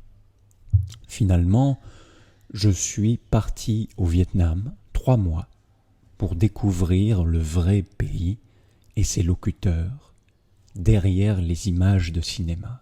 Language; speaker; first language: French; native; French